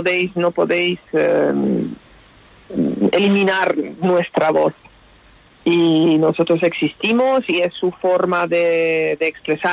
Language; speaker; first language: Spanish; non-native, fluent; Persian